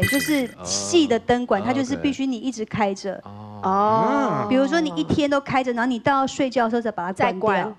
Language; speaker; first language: Chinese; native; Chinese